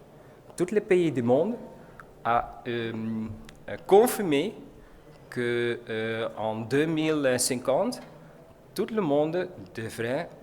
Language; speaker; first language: French; non-native, learner; Dutch